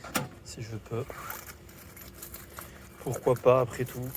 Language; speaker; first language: French; native; French